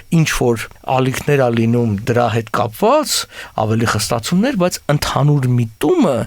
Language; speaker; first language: Armenian; native; Armenian